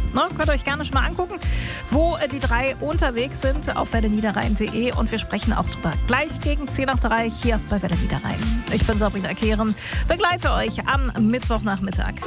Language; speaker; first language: German; native; German